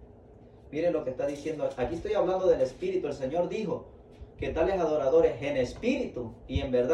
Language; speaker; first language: Spanish; native; Spanish